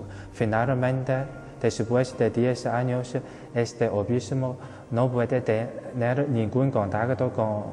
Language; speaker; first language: Spanish; non-native, fluent; Chinese